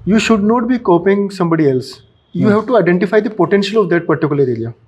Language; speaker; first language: English; non-native, local second language; Marathi